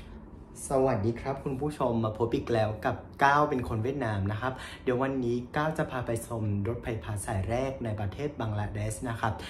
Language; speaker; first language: Thai; non-native, fluent; Vietnamese